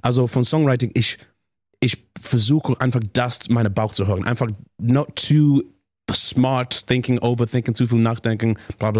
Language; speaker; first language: German; non-native, learner; English